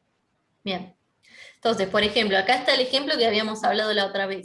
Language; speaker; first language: Spanish; native; Spanish